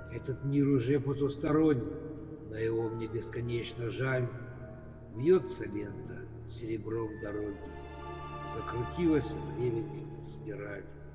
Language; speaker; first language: Russian; native; Russian